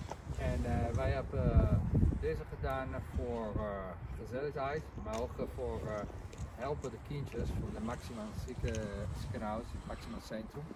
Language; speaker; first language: Dutch; non-native, learner; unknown